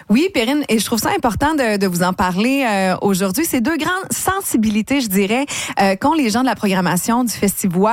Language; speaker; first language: French; native; French